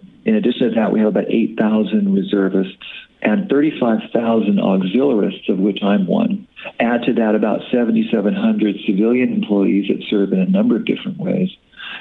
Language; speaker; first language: English; native; English